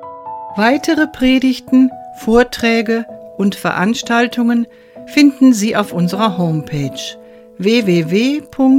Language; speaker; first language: German; native; German